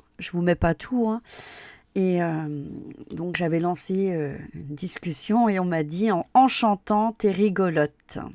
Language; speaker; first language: French; native; French